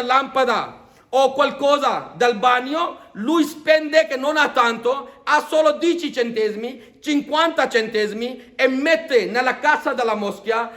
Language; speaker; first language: Italian; non-native, fluent; Urdu